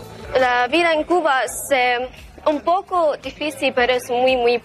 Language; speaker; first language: Spanish; non-native, learner; Arabic